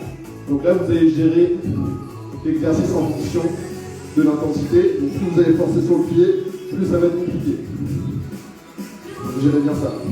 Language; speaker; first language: French; native; French